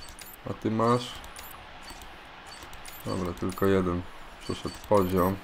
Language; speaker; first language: Polish; native; Polish